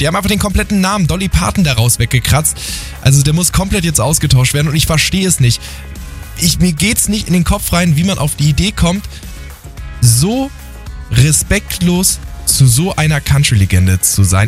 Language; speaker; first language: German; native; German